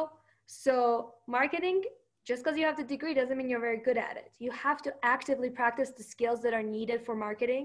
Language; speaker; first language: English; early bilingual, other home language; Persian